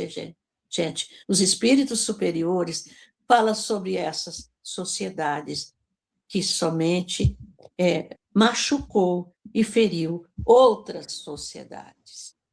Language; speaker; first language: Portuguese; native; Portuguese